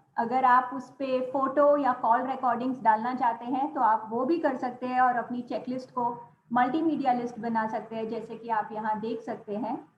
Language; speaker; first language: Hindi; non-native, local second language; Gujarati